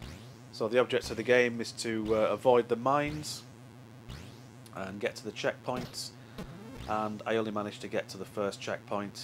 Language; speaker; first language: English; native; English